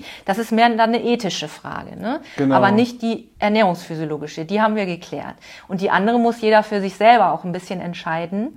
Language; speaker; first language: German; native; German